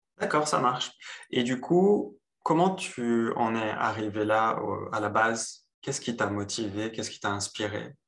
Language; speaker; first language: French; native; French